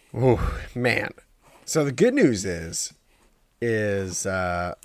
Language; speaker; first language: English; native; English